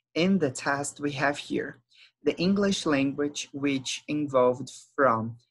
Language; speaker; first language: English; non-native, fluent; Portuguese